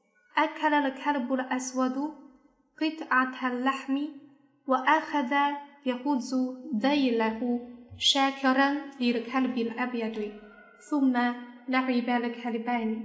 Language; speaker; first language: Arabic; non-native, fluent; Chinese